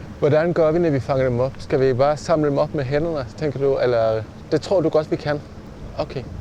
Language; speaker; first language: Danish; native; Danish